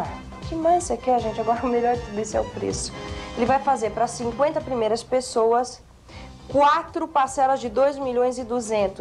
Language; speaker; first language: Portuguese; native; Portuguese